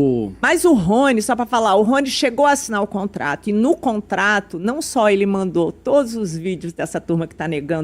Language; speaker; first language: Portuguese; native; Portuguese